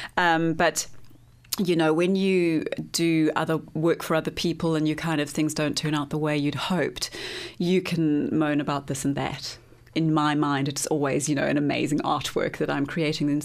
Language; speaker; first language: English; native; English